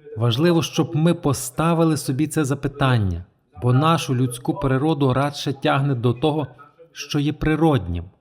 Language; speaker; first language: Ukrainian; non-native, fluent; Polish